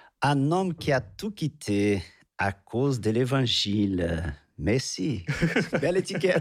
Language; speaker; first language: French; non-native, fluent; Portuguese